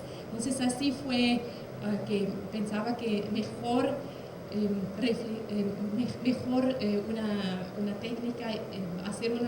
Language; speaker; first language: Spanish; non-native, fluent; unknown